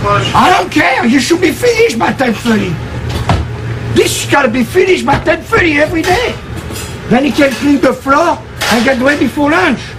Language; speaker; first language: English; non-native, fluent; French